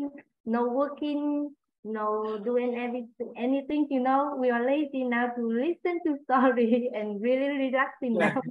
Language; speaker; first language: English; non-native, learner; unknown